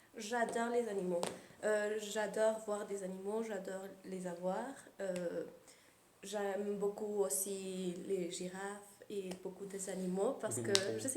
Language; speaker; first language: French; early bilingual, heritage; Spanish